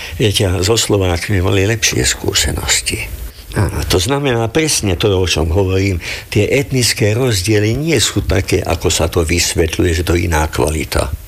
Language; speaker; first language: Slovak; non-native, local second language; Hungarian